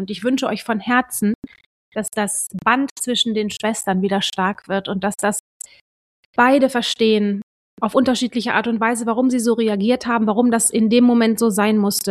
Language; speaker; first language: German; native; German